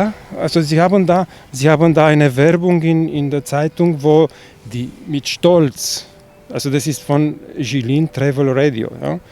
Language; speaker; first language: German; non-native, fluent; Chinese